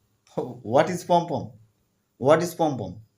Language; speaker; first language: English; non-native, learner; Bangla